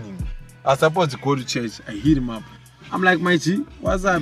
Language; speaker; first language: English; non-native, local second language; Shona